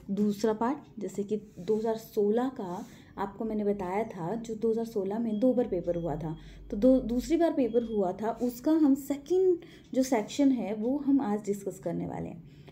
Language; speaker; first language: Hindi; native; Hindi